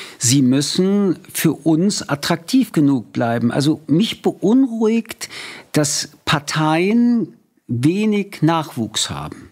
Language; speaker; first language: German; early bilingual, other home language; French